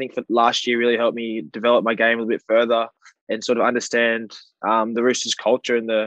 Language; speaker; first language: English; native; English